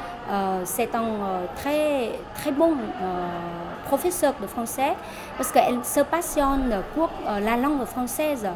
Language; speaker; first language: French; non-native, fluent; Vietnamese